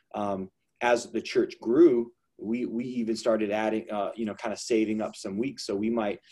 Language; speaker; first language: English; native; English